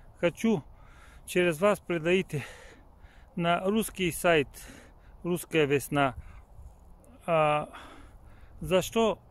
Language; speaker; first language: Russian; non-native, learner; Bulgarian